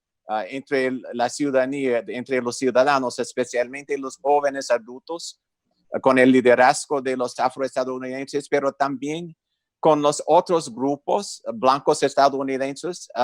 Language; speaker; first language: Spanish; non-native, fluent; English